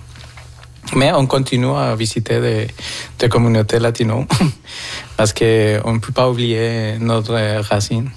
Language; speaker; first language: French; non-native, fluent; Spanish